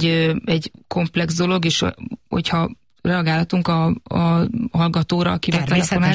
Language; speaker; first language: Hungarian; native; Hungarian